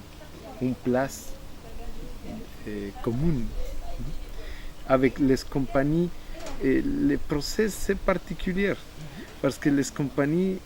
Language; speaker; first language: French; non-native, fluent; Spanish